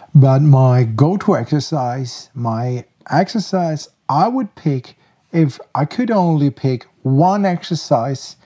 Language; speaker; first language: English; non-native, fluent; German